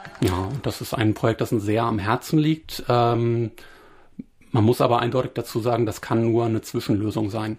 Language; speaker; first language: German; native; German